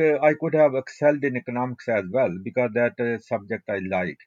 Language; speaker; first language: English; non-native, local second language; Punjabi